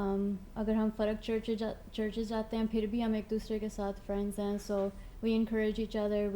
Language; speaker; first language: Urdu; early bilingual, heritage; Urdu